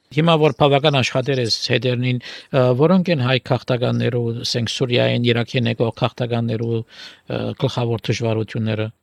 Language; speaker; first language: Armenian; native; Armenian